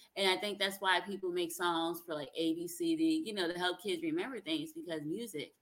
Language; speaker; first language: English; native; English